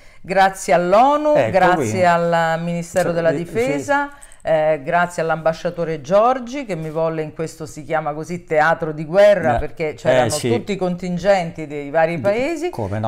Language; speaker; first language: Italian; native; Italian